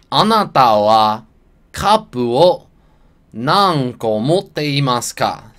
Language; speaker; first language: Japanese; non-native, learner; English